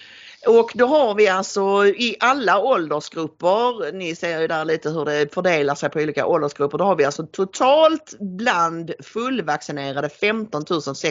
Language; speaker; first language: Swedish; native; Swedish